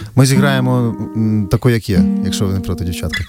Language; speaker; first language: Ukrainian; native; Ukrainian